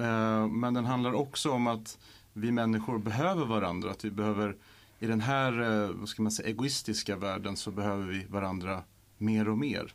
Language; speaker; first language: Swedish; native; Swedish